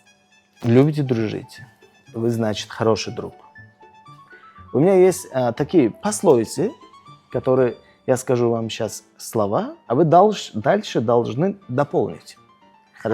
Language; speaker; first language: Russian; non-native, local second language; Tajik